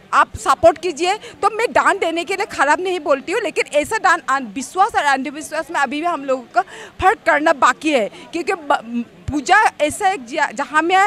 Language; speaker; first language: Hindi; non-native, local second language; Assamese